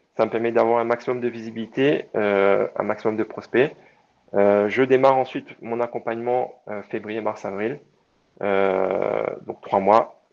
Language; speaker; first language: French; native; French